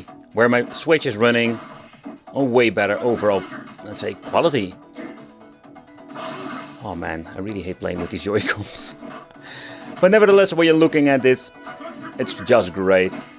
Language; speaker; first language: English; non-native, fluent; Dutch